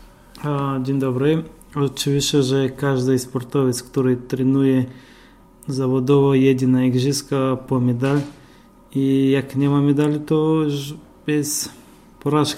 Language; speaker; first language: Polish; non-native, fluent; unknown